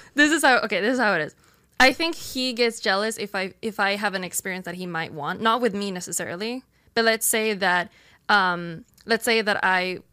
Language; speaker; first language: English; non-native, fluent; Swedish